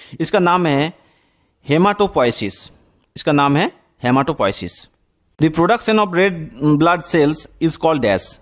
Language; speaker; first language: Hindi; non-native, local second language; Bangla